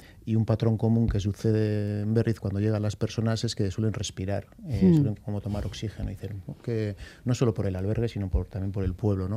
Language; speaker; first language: Spanish; native; Spanish